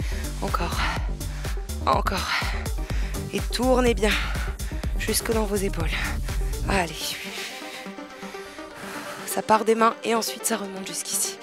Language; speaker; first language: French; native; French